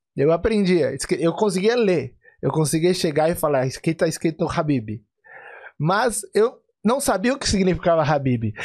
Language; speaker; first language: Portuguese; native; Portuguese